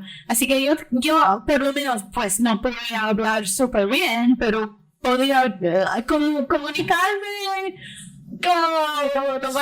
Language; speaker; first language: Spanish; early bilingual, heritage; Spanish